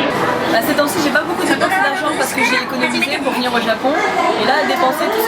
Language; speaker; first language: French; native; French